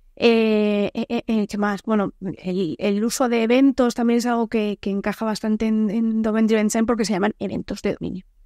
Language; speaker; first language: Spanish; native; Spanish